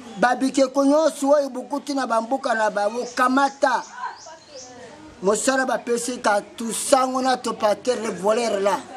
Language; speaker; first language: Lingala; non-native, local second language; Kongo